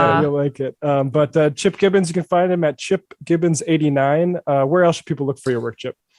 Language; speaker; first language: English; native; English